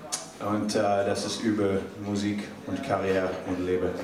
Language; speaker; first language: German; non-native, learner; English